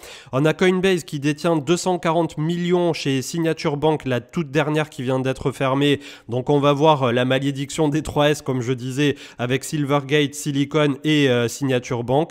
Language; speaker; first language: French; native; French